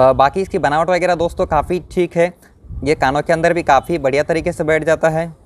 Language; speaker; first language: Hindi; non-native, local second language; Marathi